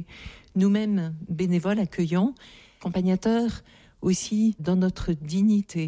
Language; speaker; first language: French; native; French